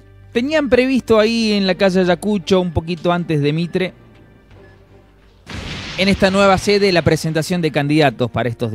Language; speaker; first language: Spanish; native; Spanish